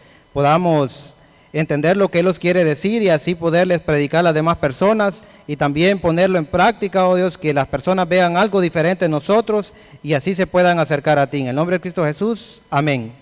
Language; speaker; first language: Spanish; native; Spanish